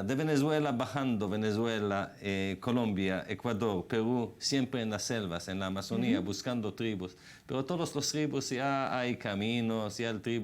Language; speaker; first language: Spanish; non-native, fluent; Hebrew